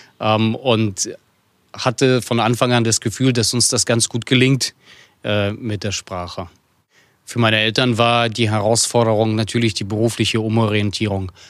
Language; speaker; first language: German; early bilingual, other home language; Russian